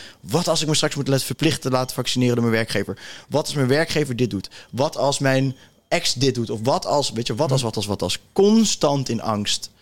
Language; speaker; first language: Dutch; native; Dutch